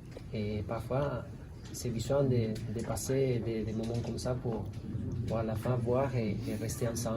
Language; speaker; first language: French; non-native, learner; Spanish